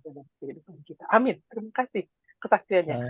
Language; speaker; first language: Indonesian; native; Indonesian